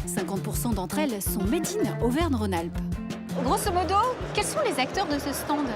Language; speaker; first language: French; native; French